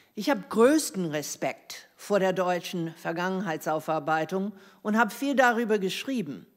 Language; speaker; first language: German; non-native, fluent; English